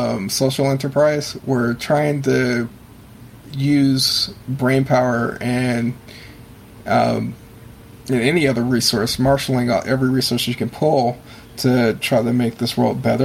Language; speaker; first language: English; native; English